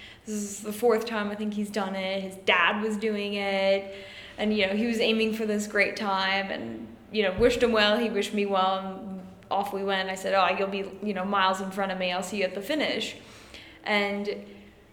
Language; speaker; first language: English; native; English